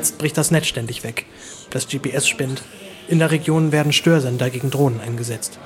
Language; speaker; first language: German; native; German